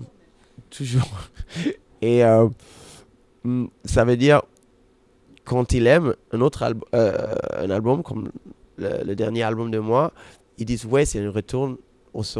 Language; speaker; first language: French; non-native, fluent; German